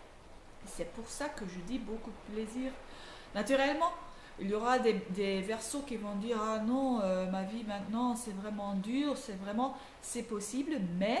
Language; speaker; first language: French; non-native, local second language; Dutch